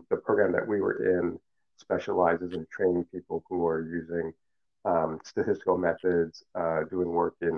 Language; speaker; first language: English; early bilingual, other home language; Cantonese